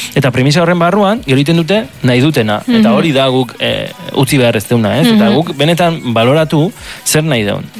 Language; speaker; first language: Basque; native; Basque